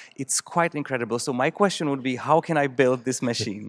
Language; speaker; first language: English; non-native, fluent; Czech